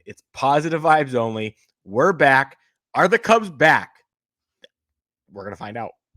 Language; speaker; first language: English; native; English